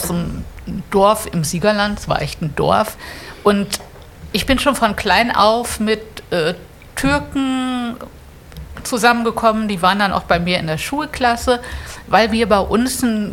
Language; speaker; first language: German; native; German